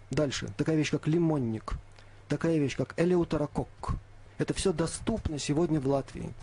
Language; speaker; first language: Russian; native; Russian